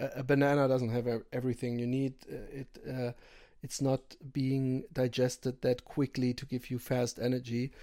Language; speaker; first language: English; non-native, fluent; German